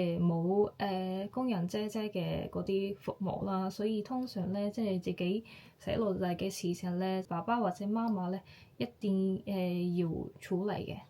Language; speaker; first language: Cantonese; non-native, fluent; Japanese